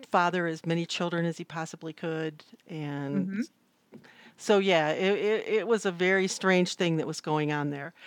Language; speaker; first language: English; native; English